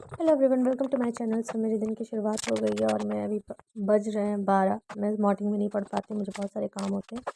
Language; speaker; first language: Hindi; native; Hindi